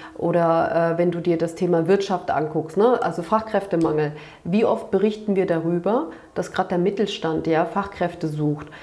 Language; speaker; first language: German; early bilingual, other home language; Turkish